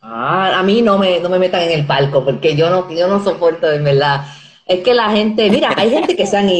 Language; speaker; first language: Spanish; native; Spanish